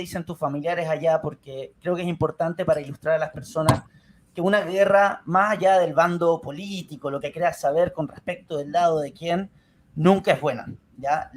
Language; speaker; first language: Spanish; native; Spanish